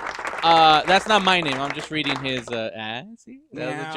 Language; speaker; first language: English; native; English